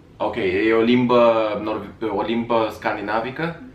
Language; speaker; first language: Romanian; native; Romanian